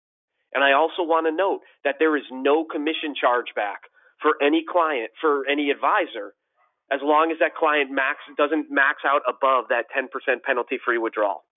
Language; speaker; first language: English; native; English